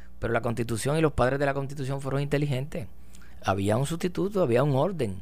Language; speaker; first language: Spanish; native; Spanish